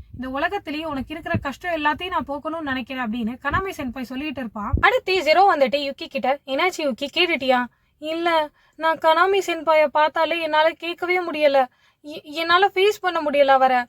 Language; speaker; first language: Tamil; native; Tamil